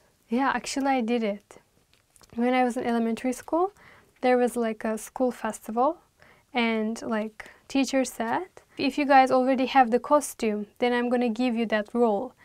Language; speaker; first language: English; non-native, fluent; Turkish